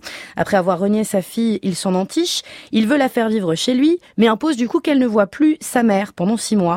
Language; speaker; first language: French; native; French